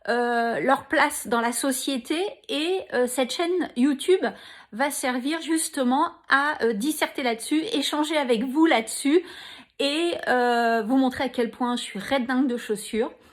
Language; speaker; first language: French; native; French